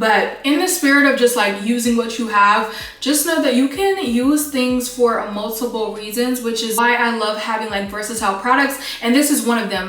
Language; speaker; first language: English; native; English